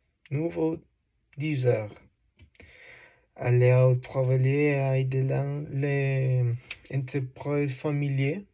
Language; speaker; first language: French; non-native, learner; Spanish